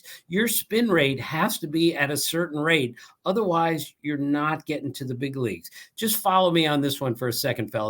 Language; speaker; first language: English; native; English